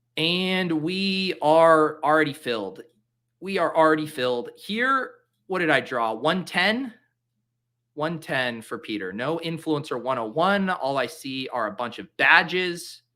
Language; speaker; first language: English; native; English